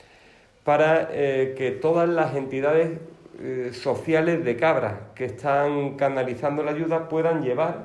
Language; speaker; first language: Spanish; native; Spanish